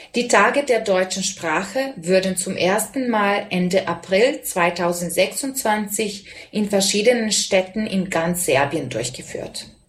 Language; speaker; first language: German; non-native, fluent; Serbian